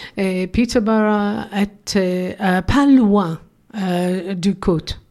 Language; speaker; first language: French; non-native, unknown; English